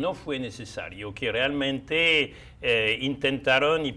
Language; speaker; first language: Spanish; non-native, fluent; French